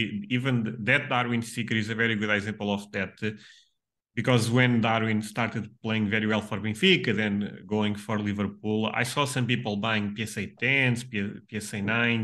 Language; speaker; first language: English; non-native, fluent; Portuguese